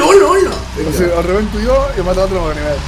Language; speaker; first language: Catalan; native; Catalan